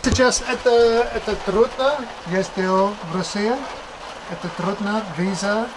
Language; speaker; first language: Russian; non-native, learner; English